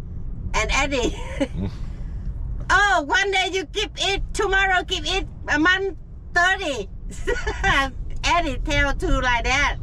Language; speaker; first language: English; non-native, learner; Vietnamese